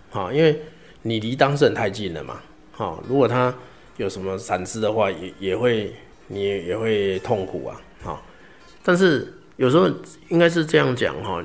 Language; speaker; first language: Chinese; native; Chinese